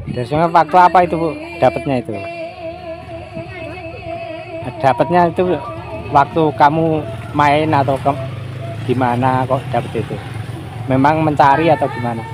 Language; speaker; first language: Indonesian; non-native, local second language; Javanese